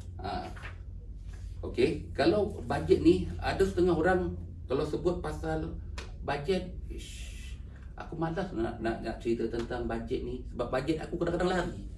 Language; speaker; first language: Malay; native; Malay